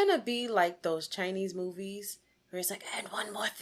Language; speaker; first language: English; native; English